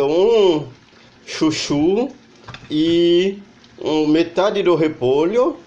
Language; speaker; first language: Portuguese; non-native, learner; Haitian Creole